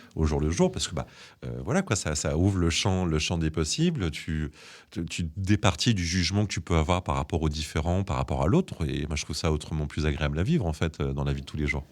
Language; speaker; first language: French; native; French